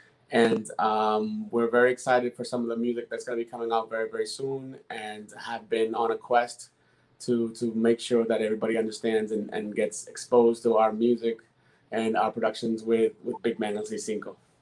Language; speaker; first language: English; early bilingual, other home language; Spanish